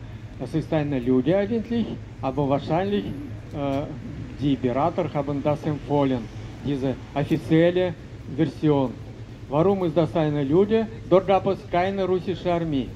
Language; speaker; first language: German; non-native, learner; Russian